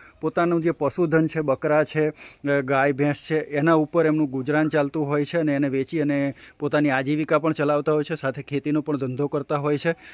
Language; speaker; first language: Gujarati; native; Gujarati